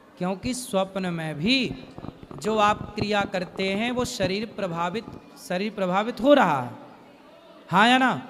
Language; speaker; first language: Hindi; native; Hindi